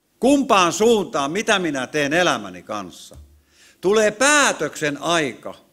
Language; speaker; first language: Finnish; native; Finnish